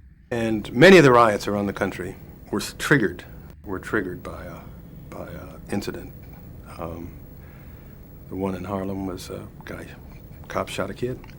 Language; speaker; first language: English; native; English